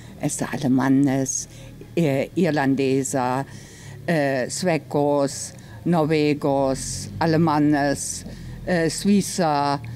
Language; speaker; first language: Spanish; non-native, learner; German